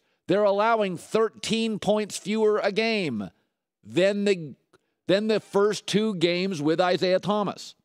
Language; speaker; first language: English; native; English